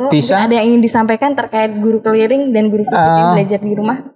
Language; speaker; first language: Indonesian; native; Indonesian